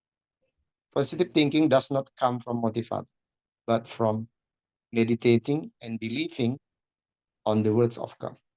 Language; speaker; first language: English; non-native, learner; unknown